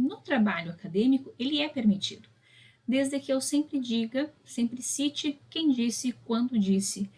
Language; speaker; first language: Portuguese; native; Portuguese